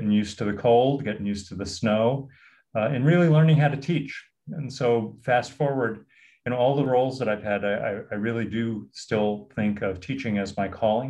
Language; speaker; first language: English; native; English